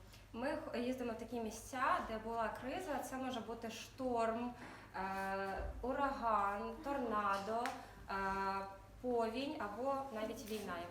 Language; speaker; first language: Ukrainian; native; Ukrainian